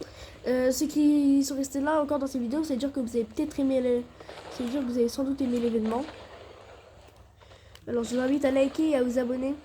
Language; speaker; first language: French; native; French